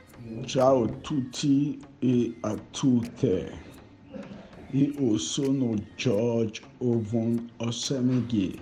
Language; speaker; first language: Italian; non-native, learner; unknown